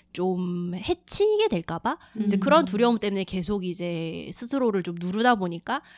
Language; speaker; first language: Korean; native; Korean